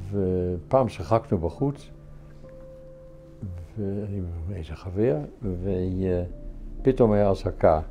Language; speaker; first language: Hebrew; non-native, fluent; Dutch